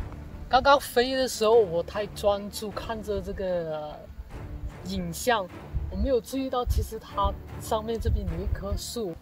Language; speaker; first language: Chinese; native; Chinese